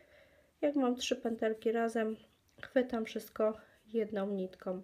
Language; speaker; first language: Polish; native; Polish